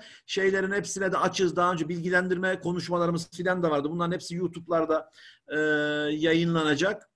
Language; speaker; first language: Turkish; native; Turkish